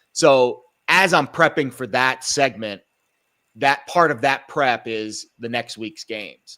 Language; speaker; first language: English; native; English